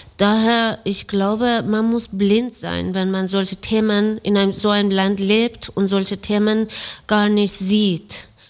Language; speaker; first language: German; non-native, fluent; Persian